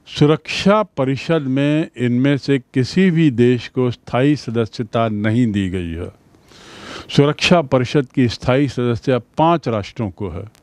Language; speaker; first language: Hindi; native; Hindi